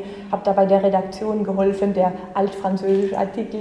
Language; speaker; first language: German; native; German